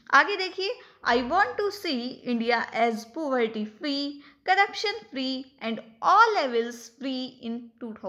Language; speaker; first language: Hindi; native; Hindi